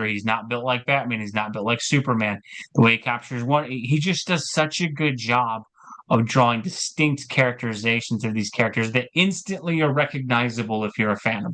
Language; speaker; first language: English; native; English